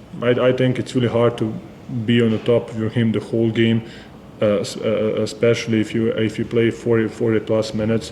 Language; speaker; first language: English; non-native, fluent; Serbian